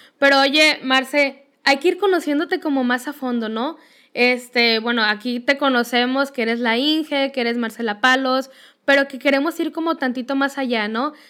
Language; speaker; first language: Spanish; native; Spanish